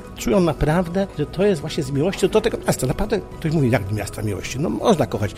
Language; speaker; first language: Polish; native; Polish